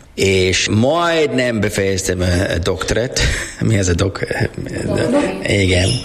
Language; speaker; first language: Hungarian; non-native, learner; English